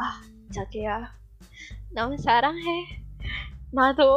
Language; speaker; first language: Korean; non-native, learner; English